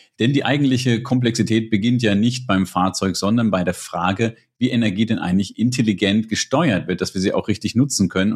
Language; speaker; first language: German; native; German